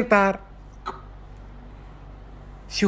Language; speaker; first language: Arabic; native; Arabic